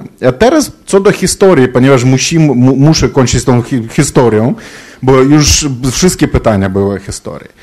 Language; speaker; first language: Polish; non-native, fluent; Ukrainian